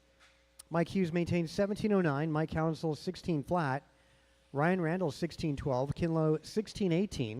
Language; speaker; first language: English; native; English